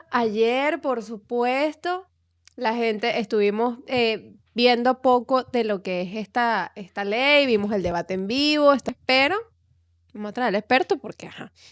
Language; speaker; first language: Spanish; native; Spanish